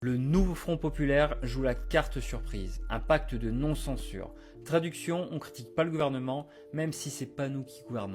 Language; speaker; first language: French; native; French